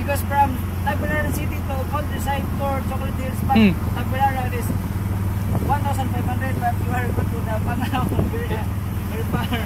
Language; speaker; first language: English; non-native, local second language; Cebuano